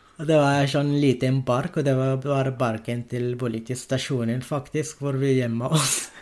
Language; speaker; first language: Norwegian; non-native, fluent; Arabic